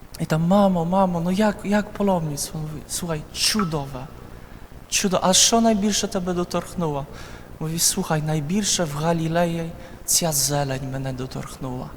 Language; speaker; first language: Ukrainian; non-native, fluent; Polish